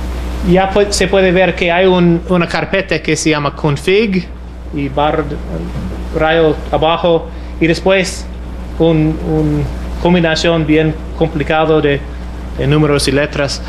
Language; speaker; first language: Spanish; non-native, fluent; English